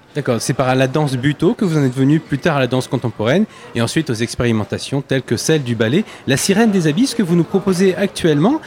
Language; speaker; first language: French; native; French